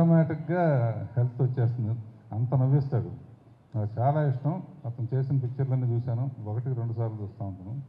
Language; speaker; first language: Telugu; native; Telugu